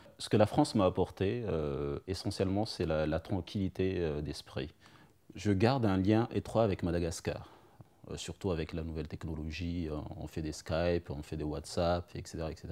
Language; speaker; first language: French; non-native, local second language; Malagasy